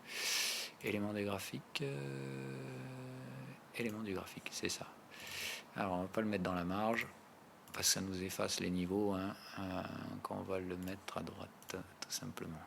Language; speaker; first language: French; native; French